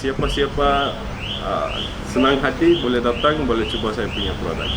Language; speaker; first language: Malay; non-native, fluent; Turkish